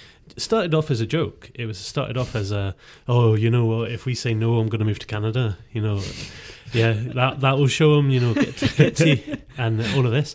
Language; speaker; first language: English; native; English